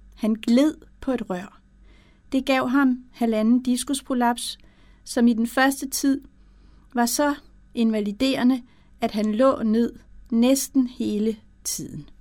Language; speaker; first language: Danish; native; Danish